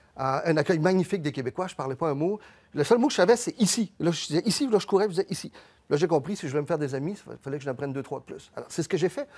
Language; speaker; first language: French; early bilingual, other home language; Spanish